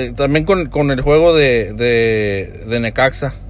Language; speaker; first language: Spanish; early bilingual, heritage; Spanish